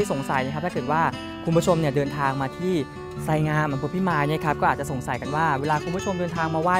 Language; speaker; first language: Thai; native; Thai